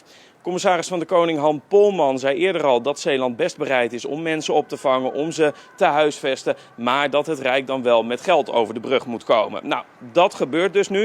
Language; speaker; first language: Dutch; native; Dutch